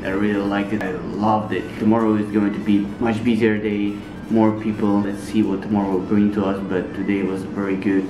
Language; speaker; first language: English; non-native, fluent; Russian